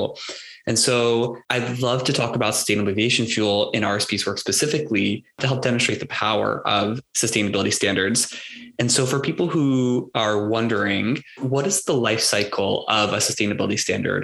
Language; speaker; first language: English; native; English